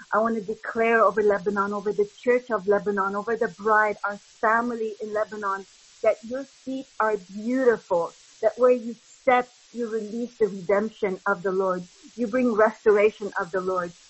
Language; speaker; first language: English; early bilingual, other home language; Arabic